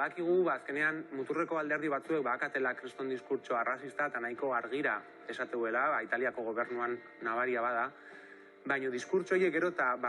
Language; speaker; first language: Basque; native; Basque